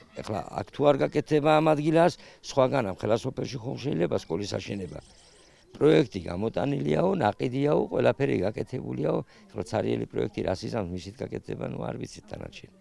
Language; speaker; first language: Georgian; native; Georgian